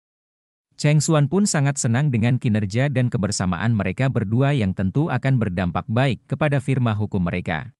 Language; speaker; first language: Indonesian; native; Indonesian